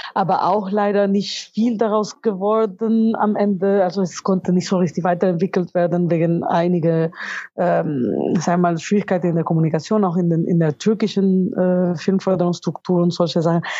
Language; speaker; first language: German; non-native, fluent; Spanish